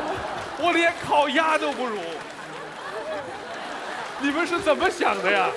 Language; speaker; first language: Chinese; native; Chinese